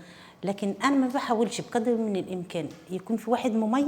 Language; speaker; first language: Arabic; native; Arabic